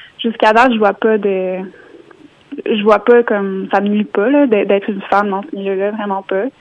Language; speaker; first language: French; native; French